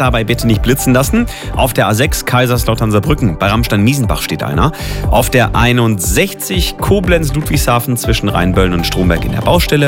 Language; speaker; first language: German; native; German